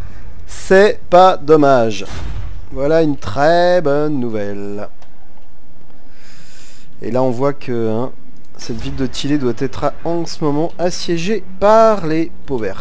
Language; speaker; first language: French; native; French